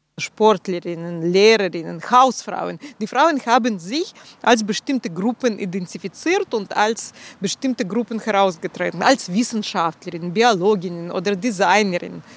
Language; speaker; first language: German; non-native, fluent; Russian